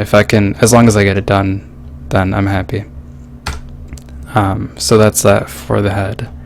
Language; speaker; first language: English; native; English